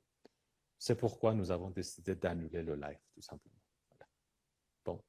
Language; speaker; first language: French; non-native, fluent; Persian